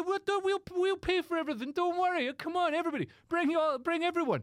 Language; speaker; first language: English; native; English